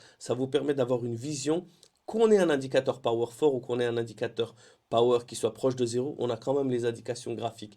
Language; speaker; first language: French; native; French